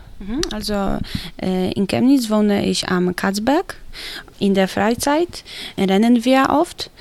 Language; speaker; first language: German; non-native, learner; Polish